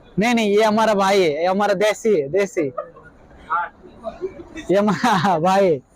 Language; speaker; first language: Hindi; non-native, fluent; Bangla